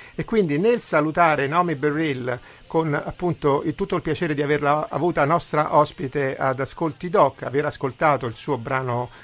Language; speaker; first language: Italian; native; Italian